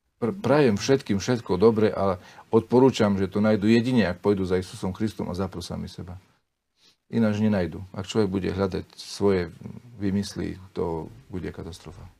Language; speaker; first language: Slovak; native; Slovak